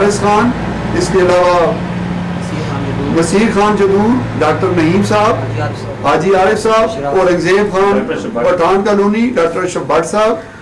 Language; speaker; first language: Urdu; non-native, local second language; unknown